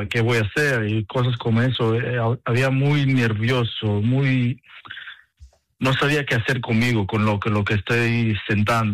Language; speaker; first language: Spanish; non-native, learner; Hebrew